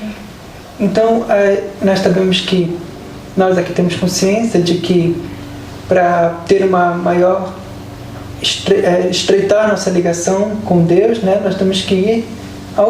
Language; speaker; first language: Portuguese; native; Portuguese